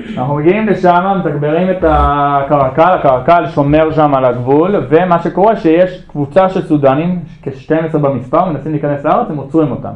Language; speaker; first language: Hebrew; early bilingual, other home language; English